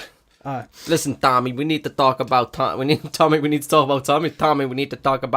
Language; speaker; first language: English; native; English